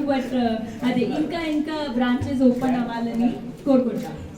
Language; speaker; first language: Telugu; non-native, local second language; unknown